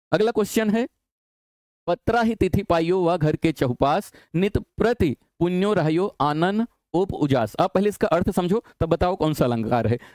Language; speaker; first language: Hindi; native; Hindi